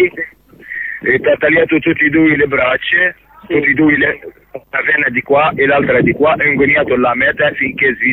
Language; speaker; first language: Italian; non-native, learner; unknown